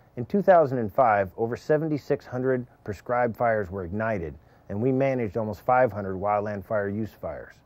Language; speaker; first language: English; native; English